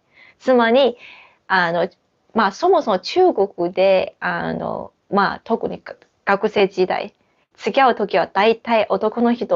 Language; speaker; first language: Japanese; non-native, fluent; Chinese